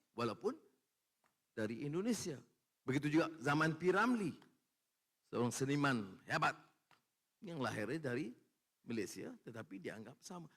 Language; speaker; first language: Malay; native; Malay